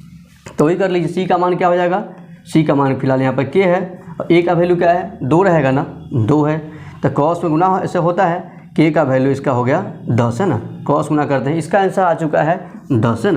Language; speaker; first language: Hindi; native; Hindi